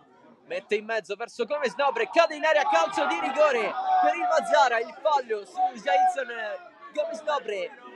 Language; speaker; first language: Italian; native; Italian